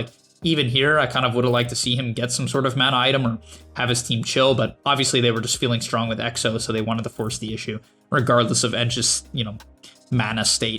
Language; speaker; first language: English; native; English